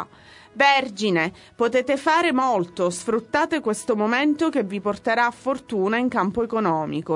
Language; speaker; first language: Italian; native; Italian